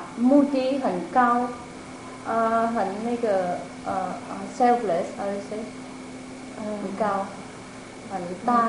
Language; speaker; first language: Chinese; non-native, fluent; Vietnamese